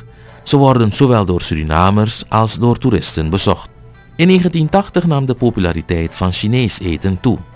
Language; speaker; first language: Dutch; native; Dutch